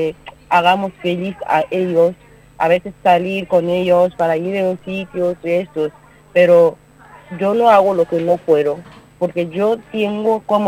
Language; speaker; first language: Spanish; non-native, learner; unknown